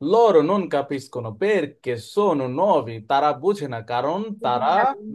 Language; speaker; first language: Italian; non-native, learner; Bangla